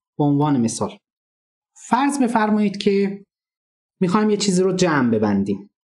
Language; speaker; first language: Persian; non-native, local second language; Azerbaijani